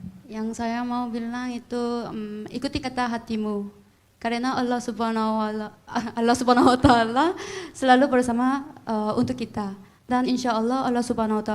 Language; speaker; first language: Indonesian; non-native, fluent; Korean